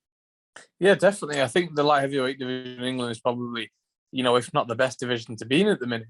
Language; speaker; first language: English; native; English